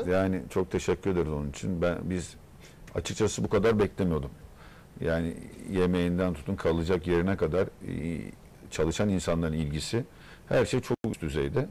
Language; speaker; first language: Turkish; native; Turkish